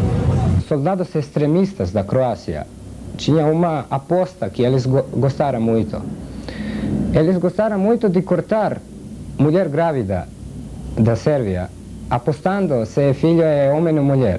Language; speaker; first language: Portuguese; non-native, fluent; Serbian